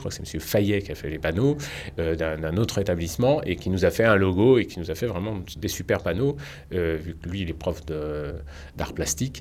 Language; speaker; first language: French; native; French